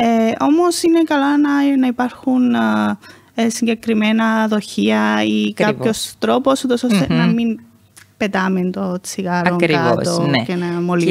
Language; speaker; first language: Greek; native; Greek